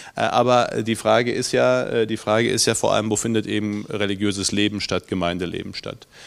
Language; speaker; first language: German; native; German